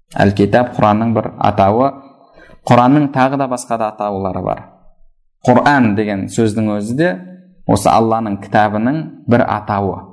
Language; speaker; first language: Kazakh; native; Kazakh